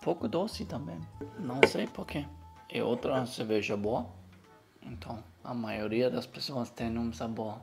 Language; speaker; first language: Portuguese; non-native, learner; German